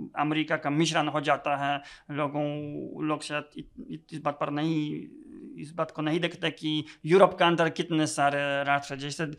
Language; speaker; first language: Hindi; non-native, fluent; Polish